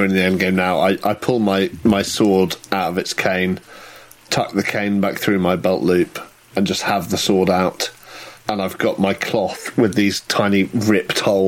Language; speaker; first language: English; native; English